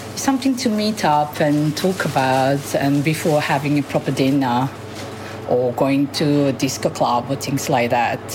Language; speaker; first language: English; non-native, fluent; Italian